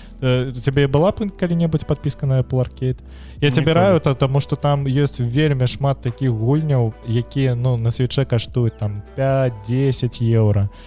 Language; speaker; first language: Belarusian; native; Belarusian